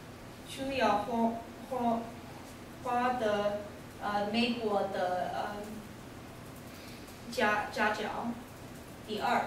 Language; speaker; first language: Chinese; non-native, learner; English